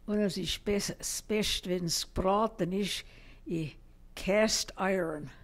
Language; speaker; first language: German; early bilingual, heritage; German